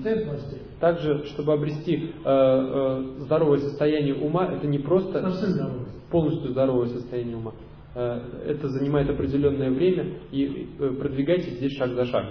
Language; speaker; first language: Russian; native; Russian